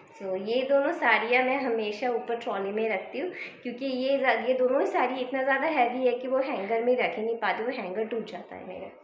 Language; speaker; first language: Hindi; non-native, local second language; Bangla